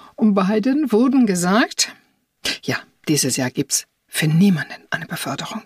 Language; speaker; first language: German; non-native, fluent; Italian